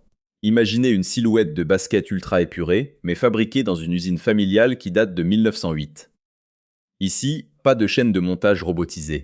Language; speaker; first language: French; native; French